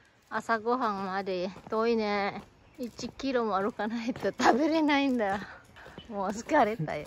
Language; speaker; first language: Japanese; non-native, fluent; Indonesian